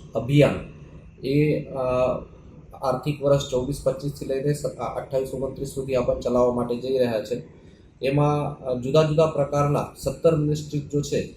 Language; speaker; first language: Gujarati; non-native, local second language; Marathi